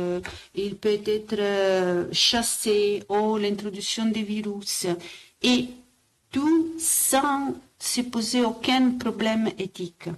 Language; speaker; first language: French; non-native, fluent; Italian